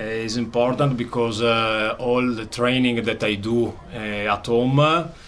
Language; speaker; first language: English; non-native, learner; Italian